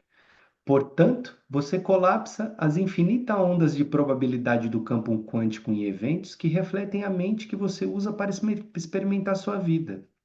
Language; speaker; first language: Portuguese; native; Portuguese